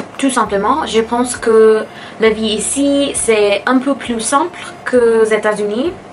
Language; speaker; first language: French; non-native, learner; English